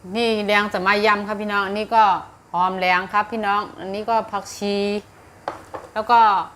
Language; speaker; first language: Thai; native; Thai